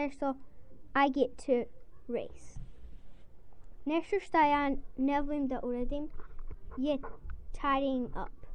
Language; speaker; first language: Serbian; early bilingual, heritage; Serbian